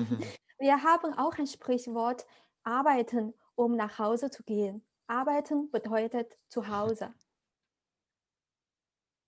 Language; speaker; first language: German; non-native, fluent; Chinese